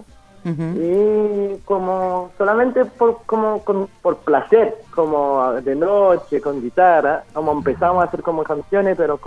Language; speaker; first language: Spanish; non-native, fluent; French